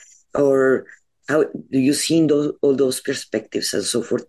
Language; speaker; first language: English; non-native, fluent; Spanish